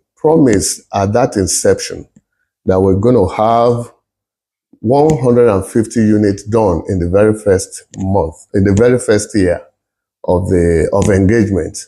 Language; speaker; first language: English; non-native, local second language; Yoruba